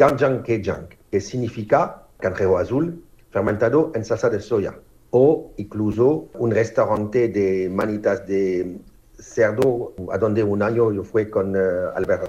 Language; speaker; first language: Spanish; non-native, fluent; French